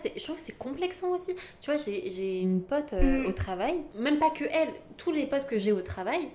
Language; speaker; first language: French; native; French